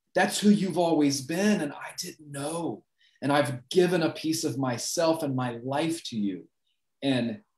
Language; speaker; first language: English; native; English